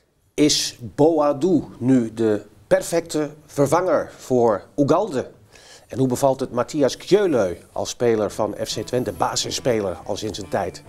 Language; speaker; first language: Dutch; native; Dutch